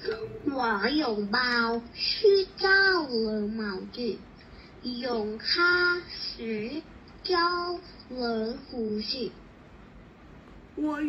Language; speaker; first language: Chinese; non-native, learner; Thai